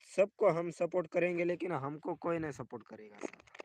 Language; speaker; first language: Hindi; non-native, local second language; Marathi